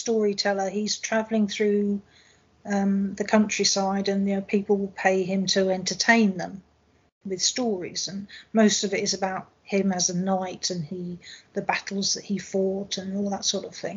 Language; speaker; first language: English; native; English